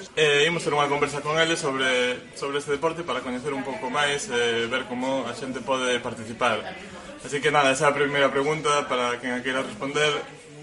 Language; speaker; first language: Galician; native; Galician